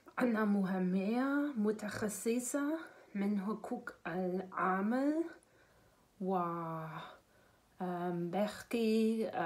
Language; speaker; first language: Arabic; non-native, learner; German